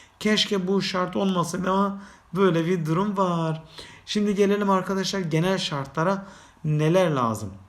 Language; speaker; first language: Turkish; native; Turkish